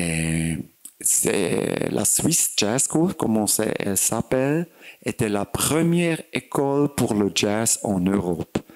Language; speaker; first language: French; non-native, fluent; German